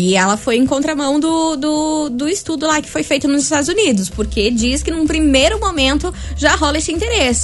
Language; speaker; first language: Portuguese; native; Portuguese